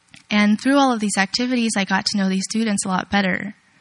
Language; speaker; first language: English; early bilingual, other home language; Chinese